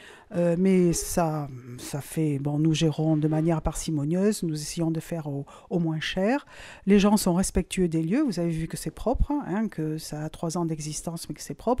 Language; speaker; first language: French; native; French